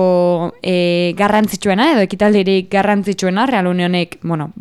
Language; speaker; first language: Basque; native; Basque